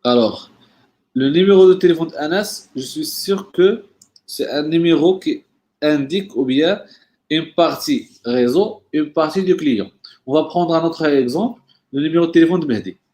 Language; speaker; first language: French; non-native, local second language; Arabic